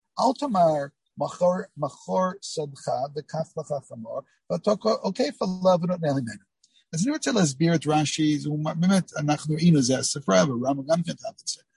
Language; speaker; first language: Hebrew; non-native, fluent; English